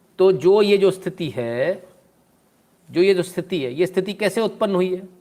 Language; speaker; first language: Hindi; native; Hindi